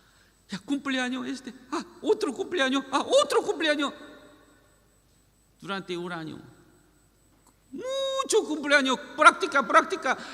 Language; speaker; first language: Spanish; non-native, learner; Korean